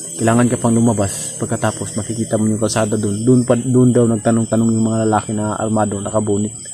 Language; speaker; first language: Filipino; non-native, local second language; Cebuano